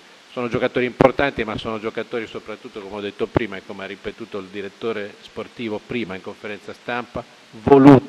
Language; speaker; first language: Italian; native; Italian